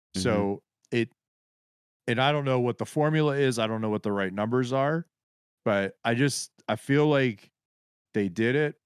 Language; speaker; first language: English; native; English